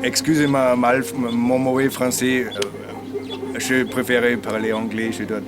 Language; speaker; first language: French; non-native, learner; German